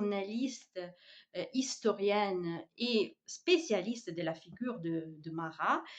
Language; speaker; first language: French; non-native, fluent; Italian